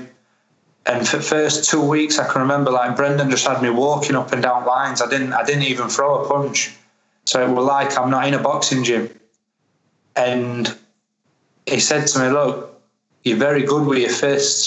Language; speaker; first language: English; native; English